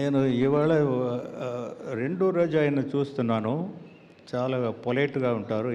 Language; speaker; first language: Telugu; non-native, learner; Tamil